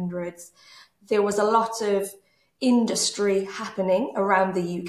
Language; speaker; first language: English; native; English